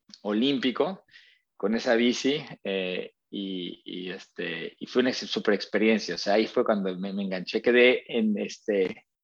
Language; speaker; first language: Spanish; native; Spanish